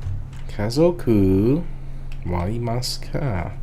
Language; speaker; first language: Japanese; non-native, learner; English